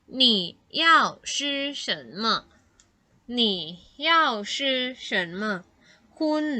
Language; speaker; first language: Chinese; non-native, fluent; Thai